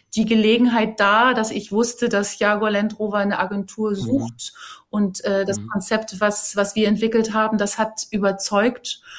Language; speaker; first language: German; native; German